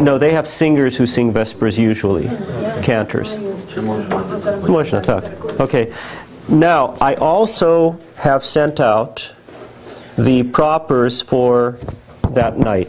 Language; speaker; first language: English; early bilingual, other home language; Ukrainian